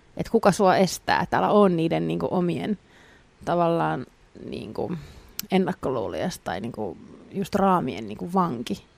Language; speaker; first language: Finnish; native; Finnish